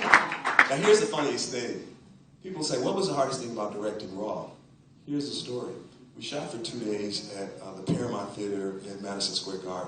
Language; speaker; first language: English; native; English